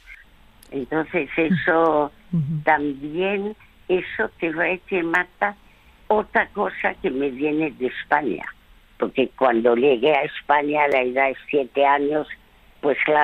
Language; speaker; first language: Spanish; early bilingual, other home language; French